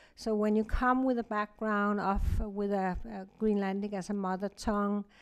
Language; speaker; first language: English; non-native, fluent; Kalaallisut